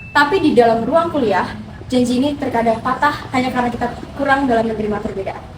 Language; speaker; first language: Indonesian; native; Indonesian